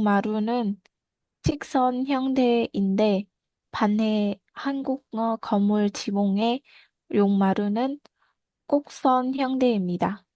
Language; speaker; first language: Korean; non-native, fluent; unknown